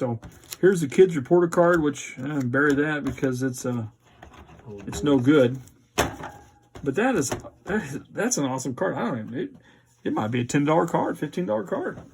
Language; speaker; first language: English; native; English